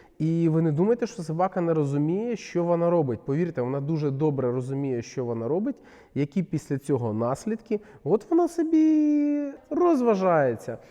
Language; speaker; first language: Ukrainian; non-native, local second language; Russian